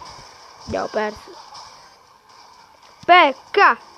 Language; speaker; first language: Italian; native; Italian